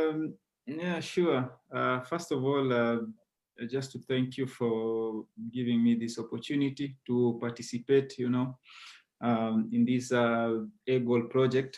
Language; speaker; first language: English; non-native, local second language; Swahili